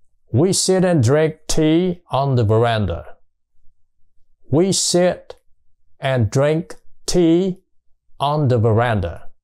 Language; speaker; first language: English; non-native, fluent; Vietnamese